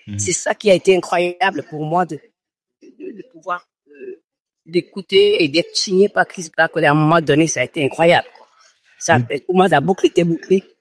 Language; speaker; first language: French; non-native, local second language; Fon